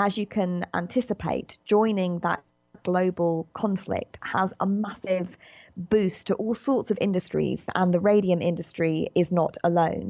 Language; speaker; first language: English; native; English